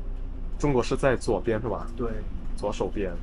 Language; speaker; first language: Chinese; non-native, fluent; Indonesian